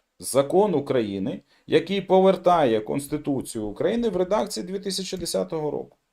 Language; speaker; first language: Ukrainian; non-native, local second language; Russian